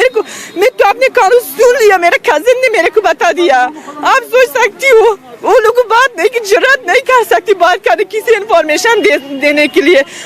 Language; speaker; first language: Hindi; non-native, learner; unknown